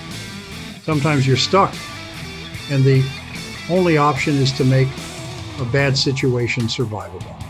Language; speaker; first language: English; native; English